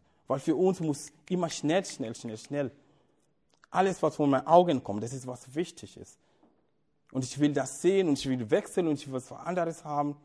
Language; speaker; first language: German; non-native, fluent; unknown